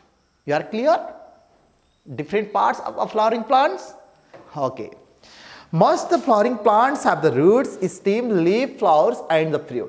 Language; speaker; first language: English; non-native, local second language; Nepali